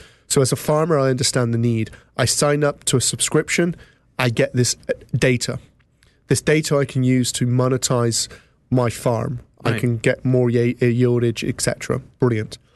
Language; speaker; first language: English; native; English